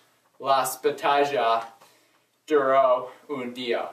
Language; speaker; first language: Spanish; non-native, learner; English